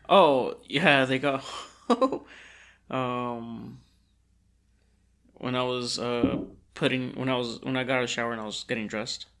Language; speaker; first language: English; early bilingual, other home language; Spanish